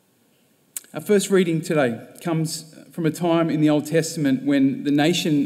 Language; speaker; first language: English; native; English